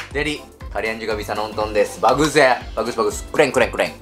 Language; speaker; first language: Indonesian; non-native, learner; Japanese